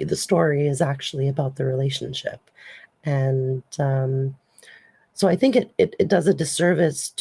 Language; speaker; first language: English; native; English